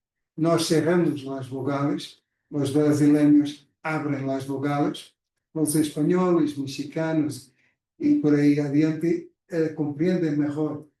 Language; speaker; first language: Spanish; non-native, fluent; Portuguese